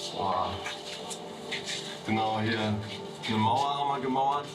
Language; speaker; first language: German; native; German